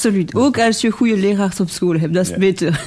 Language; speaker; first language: Dutch; non-native, local second language; French